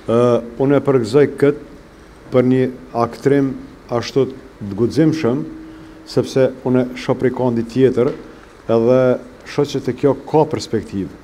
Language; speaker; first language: Albanian; native; Albanian